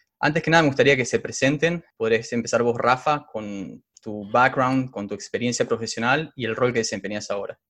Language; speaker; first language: Spanish; native; Spanish